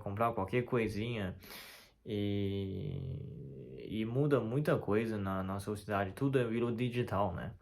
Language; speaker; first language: Portuguese; non-native, fluent; Chinese